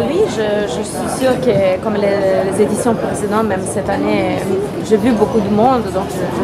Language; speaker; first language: French; non-native, fluent; Italian